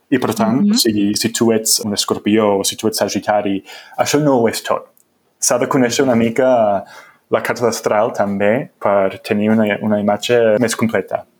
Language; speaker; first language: Catalan; non-native, fluent; English